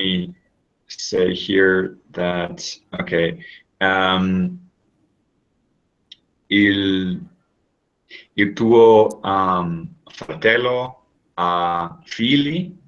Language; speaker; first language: Italian; non-native, learner; English